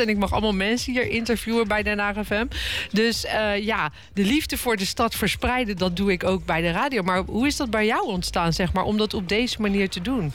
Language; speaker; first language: Dutch; native; Dutch